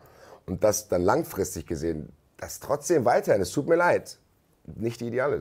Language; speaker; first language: German; native; German